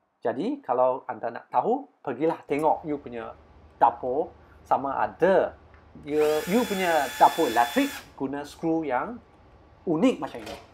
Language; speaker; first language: Malay; non-native, local second language; Chinese